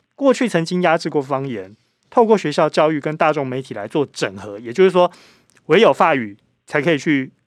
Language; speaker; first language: Chinese; native; Chinese